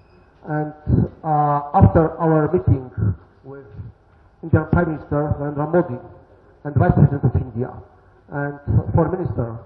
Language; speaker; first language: English; non-native, learner; Polish